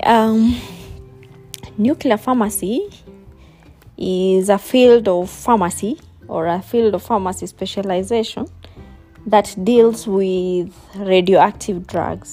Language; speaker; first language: English; non-native, local second language; Kikuyu